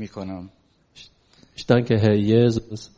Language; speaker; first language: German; non-native, learner; Persian